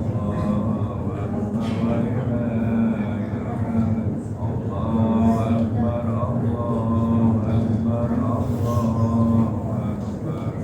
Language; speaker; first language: Indonesian; native; Indonesian